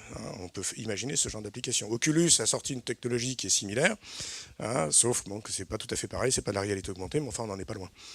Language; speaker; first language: French; native; French